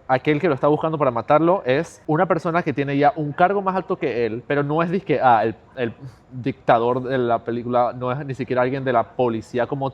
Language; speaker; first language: Spanish; native; Spanish